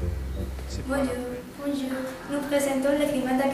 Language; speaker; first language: French; non-native, learner; Spanish